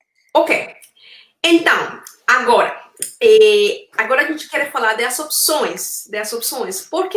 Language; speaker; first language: Portuguese; non-native, fluent; Spanish